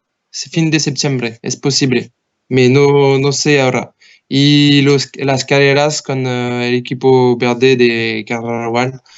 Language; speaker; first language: Spanish; non-native, learner; French